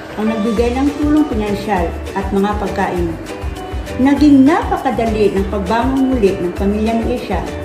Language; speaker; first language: Filipino; non-native, local second language; Cebuano